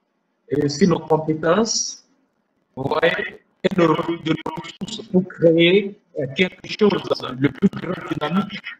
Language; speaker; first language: French; non-native, fluent; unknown